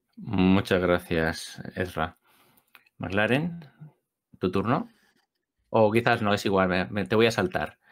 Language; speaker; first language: Spanish; native; Spanish